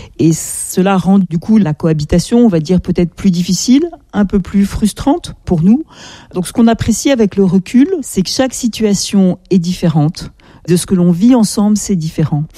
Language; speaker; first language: French; native; French